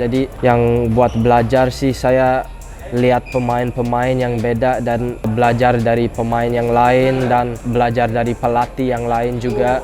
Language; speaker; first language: Indonesian; early bilingual, heritage; English